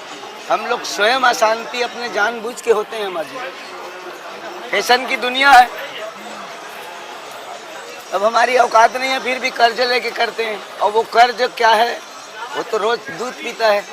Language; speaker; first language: Hindi; native; Hindi